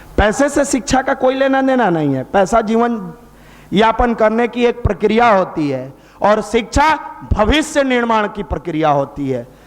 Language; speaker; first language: Hindi; native; Hindi